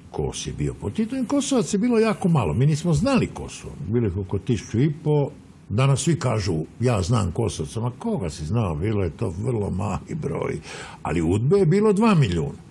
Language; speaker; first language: Croatian; native; Croatian